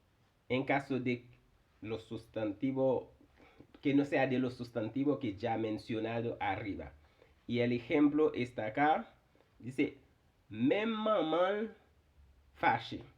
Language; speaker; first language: Spanish; non-native, fluent; Haitian Creole